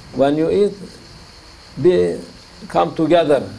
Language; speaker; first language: English; non-native, learner; Turkish